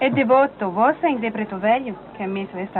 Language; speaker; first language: Portuguese; non-native, learner; English